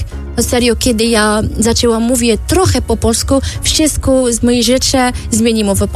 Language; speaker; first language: Polish; non-native, learner; Arabic